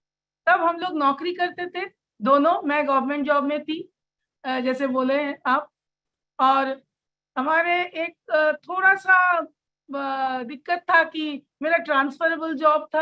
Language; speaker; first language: Hindi; non-native, local second language; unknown